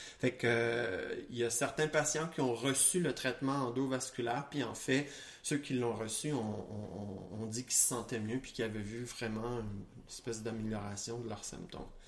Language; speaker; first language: French; native; French